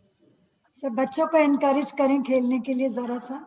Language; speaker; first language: Hindi; native; Hindi